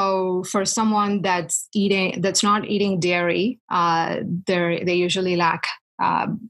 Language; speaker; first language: English; non-native, local second language; Tamil